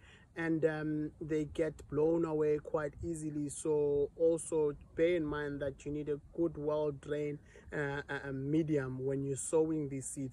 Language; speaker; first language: English; non-native, local second language; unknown